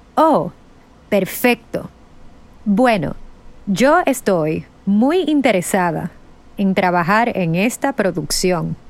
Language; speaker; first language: Spanish; native; Spanish